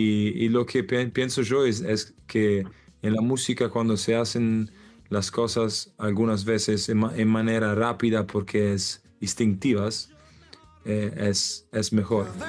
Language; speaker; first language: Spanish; non-native, learner; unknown